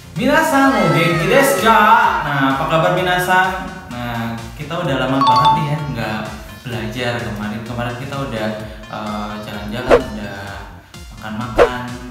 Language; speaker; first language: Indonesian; native; Indonesian